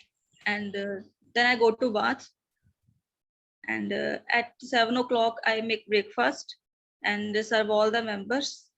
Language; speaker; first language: English; non-native, learner; Hindi